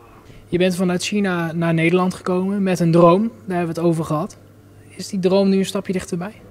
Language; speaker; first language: Dutch; native; Dutch